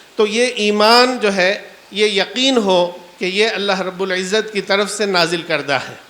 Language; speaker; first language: Urdu; native; Urdu